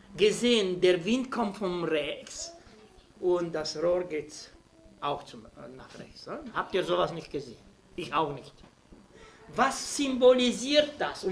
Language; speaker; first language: German; non-native, fluent; Romanian